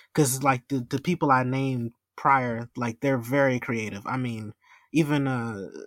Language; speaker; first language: English; native; English